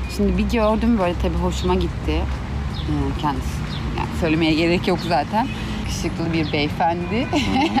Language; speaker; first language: Turkish; native; Turkish